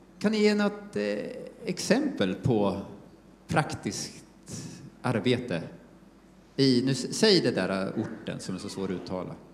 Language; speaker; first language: Swedish; native; Swedish